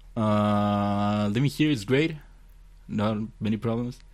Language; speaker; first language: English; non-native, fluent; Spanish